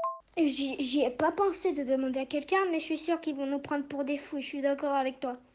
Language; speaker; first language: French; native; French